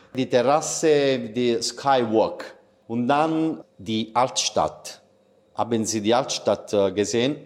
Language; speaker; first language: German; non-native, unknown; Italian